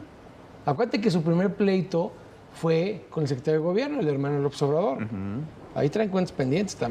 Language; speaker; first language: Spanish; native; Spanish